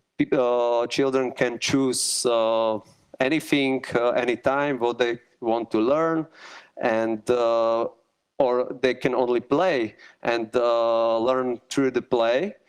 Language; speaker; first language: English; non-native, learner; Slovak